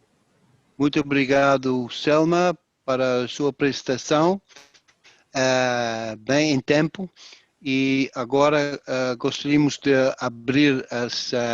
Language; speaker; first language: Portuguese; non-native, fluent; Dutch